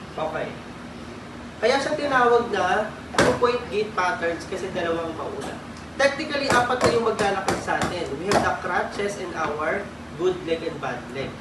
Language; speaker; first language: Filipino; native; Filipino